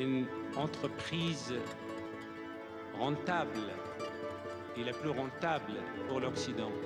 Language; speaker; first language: French; non-native, fluent; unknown